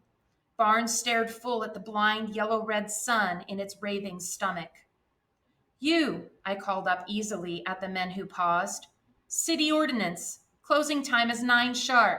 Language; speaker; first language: English; native; English